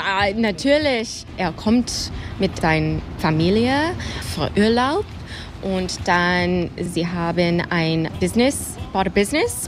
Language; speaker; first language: German; non-native, learner; English